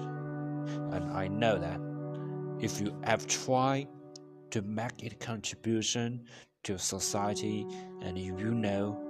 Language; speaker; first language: English; non-native, learner; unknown